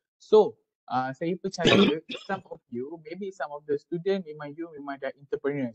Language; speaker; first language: English; non-native, local second language; Malay